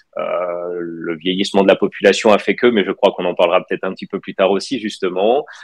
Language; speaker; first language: French; native; French